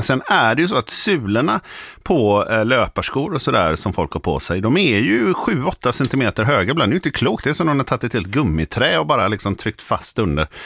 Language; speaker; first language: Swedish; native; Swedish